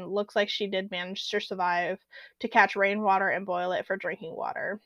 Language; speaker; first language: English; native; English